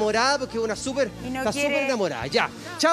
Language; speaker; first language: Spanish; native; Spanish